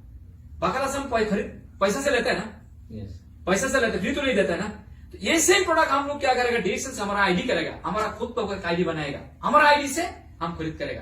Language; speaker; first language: Hindi; non-native, learner; Bangla